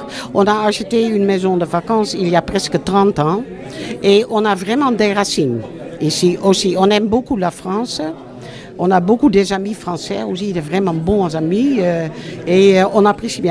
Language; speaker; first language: French; non-native, fluent; Dutch